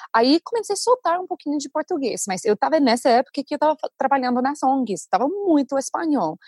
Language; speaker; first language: Portuguese; non-native, fluent; English